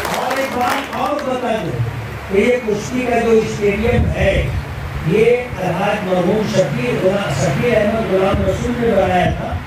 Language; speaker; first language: Urdu; native; Urdu